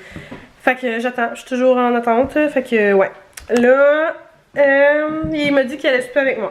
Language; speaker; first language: French; native; French